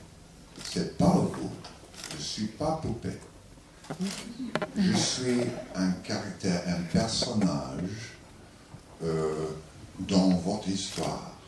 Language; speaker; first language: French; non-native, learner; English